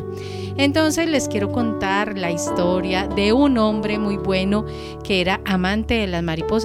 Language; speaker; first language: Spanish; native; Spanish